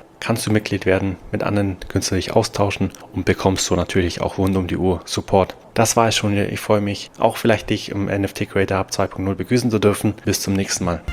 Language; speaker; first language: German; native; German